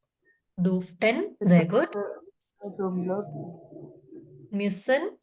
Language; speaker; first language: German; non-native, fluent; Malayalam